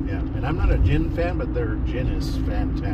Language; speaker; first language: English; native; English